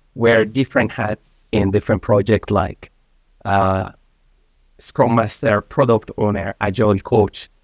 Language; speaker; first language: English; non-native, fluent; Persian